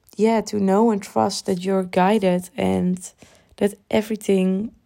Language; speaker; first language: English; non-native, fluent; Dutch